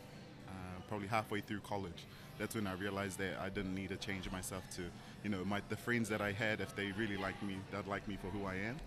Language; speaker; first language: English; early bilingual, other home language; Tongan